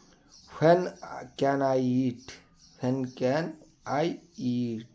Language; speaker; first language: English; non-native, local second language; Kannada